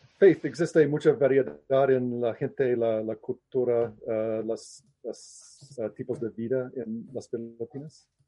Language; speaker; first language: Spanish; non-native, learner; English